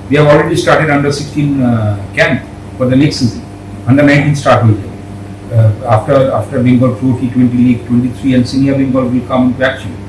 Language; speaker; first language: English; non-native, local second language; Bangla